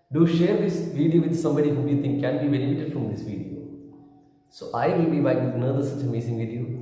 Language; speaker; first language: English; non-native, local second language; Malayalam